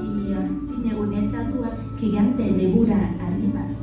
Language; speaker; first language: Spanish; non-native, learner; Vietnamese